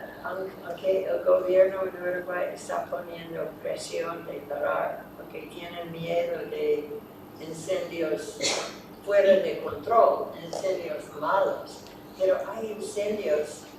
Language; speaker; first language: Spanish; non-native, fluent; English